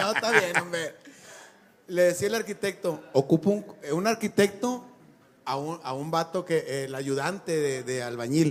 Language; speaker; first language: Spanish; native; Spanish